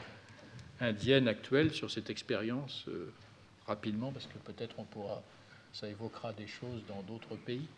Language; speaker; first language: French; native; French